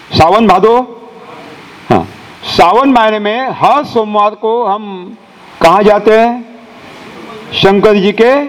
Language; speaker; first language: Hindi; non-native, local second language; Marathi